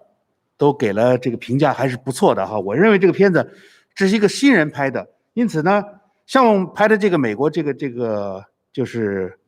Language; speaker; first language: Chinese; native; Chinese